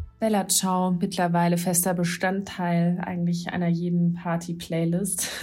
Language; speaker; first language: German; native; German